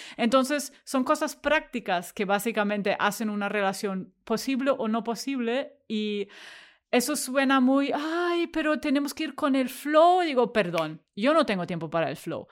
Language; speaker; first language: Spanish; non-native, fluent; German